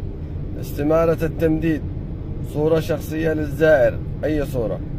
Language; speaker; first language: Arabic; native; Arabic